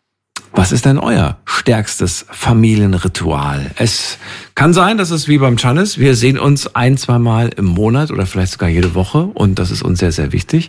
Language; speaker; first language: German; native; German